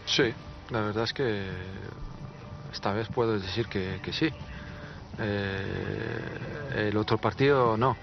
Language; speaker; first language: Spanish; non-native, fluent; French